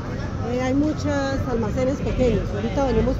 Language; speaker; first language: Spanish; native; Spanish